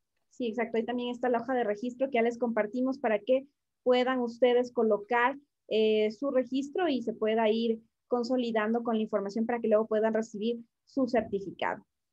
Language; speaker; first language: Spanish; native; Spanish